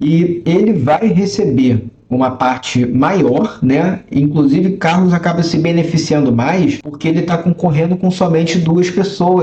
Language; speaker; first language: Portuguese; native; Portuguese